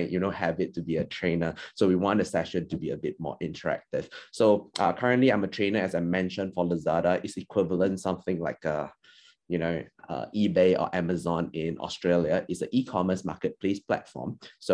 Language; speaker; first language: English; non-native, local second language; Chinese